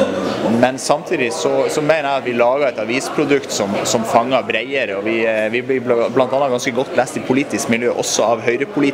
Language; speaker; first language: Norwegian; native; Norwegian